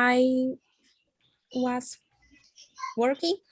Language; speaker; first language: English; non-native, learner; Spanish